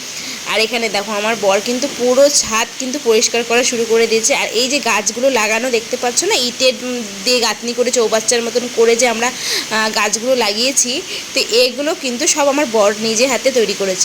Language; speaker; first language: Bangla; native; Bangla